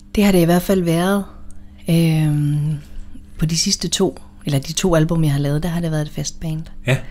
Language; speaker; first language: Danish; native; Danish